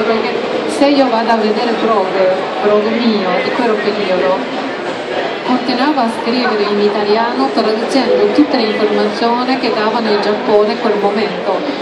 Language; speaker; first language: Italian; non-native, fluent; Japanese